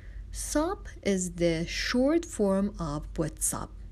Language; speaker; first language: English; non-native, fluent; Persian